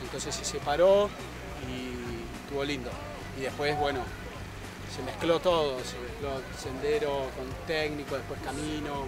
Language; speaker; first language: Spanish; native; Spanish